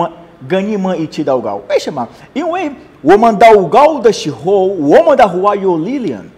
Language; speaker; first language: Chinese; non-native, learner; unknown